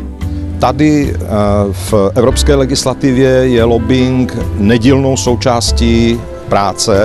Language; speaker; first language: Czech; native; Czech